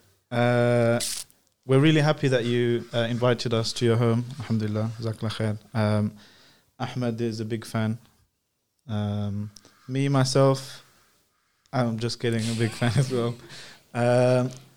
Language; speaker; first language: English; native; English